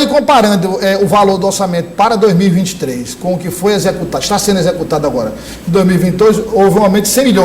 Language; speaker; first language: Portuguese; native; Portuguese